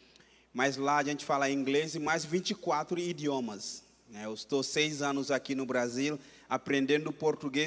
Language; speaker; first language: Portuguese; non-native, fluent; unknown